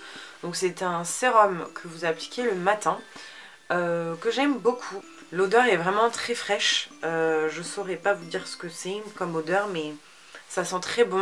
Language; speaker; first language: French; native; French